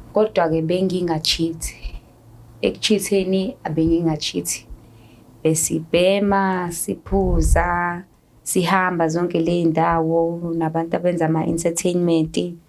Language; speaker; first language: Zulu; non-native, fluent; Swahili